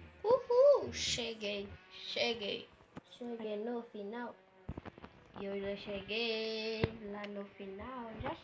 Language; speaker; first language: Portuguese; native; Portuguese